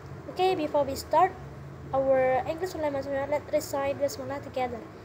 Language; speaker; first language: English; non-native, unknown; Indonesian